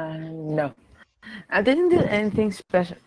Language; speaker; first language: English; non-native, learner; Vietnamese